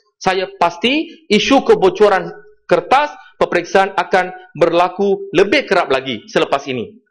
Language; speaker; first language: Malay; non-native, local second language; Tamil